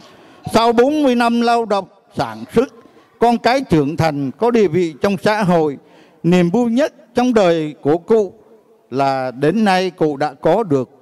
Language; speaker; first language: Vietnamese; native; Vietnamese